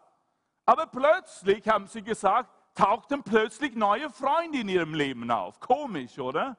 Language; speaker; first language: German; non-native, fluent; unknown